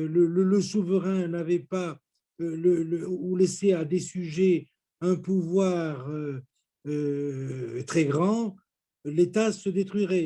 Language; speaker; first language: French; native; French